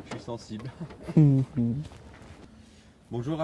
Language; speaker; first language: French; native; French